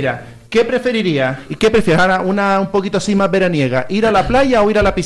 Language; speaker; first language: Spanish; native; Spanish